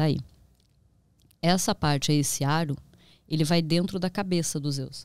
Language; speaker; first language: Portuguese; native; Portuguese